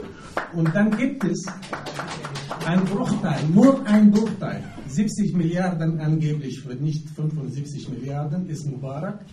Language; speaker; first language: German; non-native, fluent; Arabic